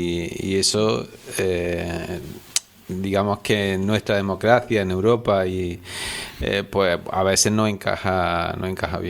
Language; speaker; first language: Spanish; native; Spanish